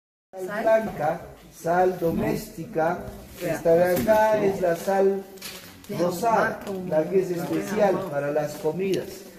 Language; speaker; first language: Spanish; native; Spanish